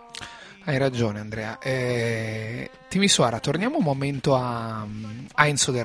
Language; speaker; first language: Italian; native; Italian